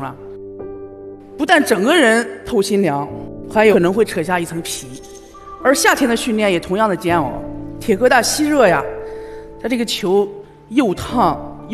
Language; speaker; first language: Chinese; native; Chinese